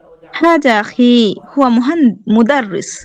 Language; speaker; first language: Arabic; non-native, learner; Bangla